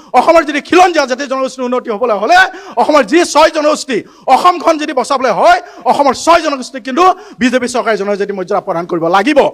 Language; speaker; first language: Assamese; native; Assamese